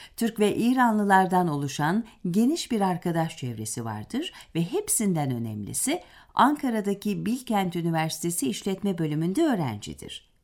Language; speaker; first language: Turkish; native; Turkish